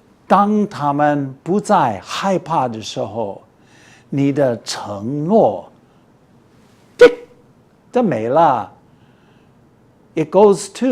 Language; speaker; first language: Chinese; non-native, fluent; English